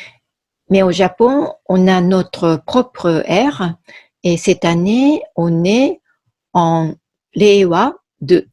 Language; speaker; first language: French; non-native, fluent; Japanese